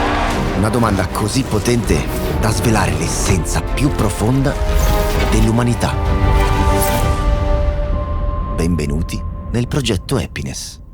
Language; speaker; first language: Italian; native; Italian